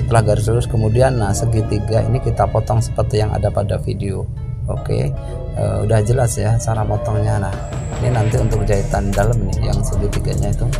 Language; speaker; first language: Indonesian; native; Indonesian